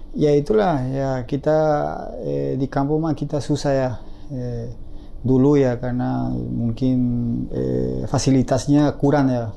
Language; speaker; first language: Indonesian; non-native, fluent; Spanish